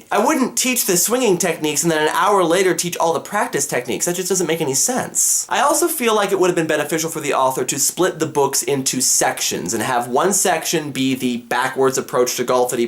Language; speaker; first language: English; native; English